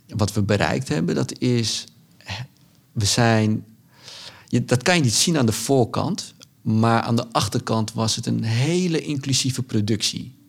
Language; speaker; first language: Dutch; early bilingual, other home language; Sranan Tongo